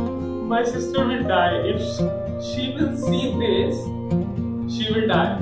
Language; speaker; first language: English; non-native, local second language; Hindi